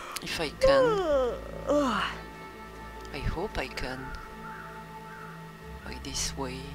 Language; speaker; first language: English; non-native, learner; French